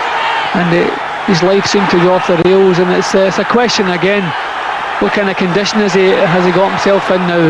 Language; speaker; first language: English; native; English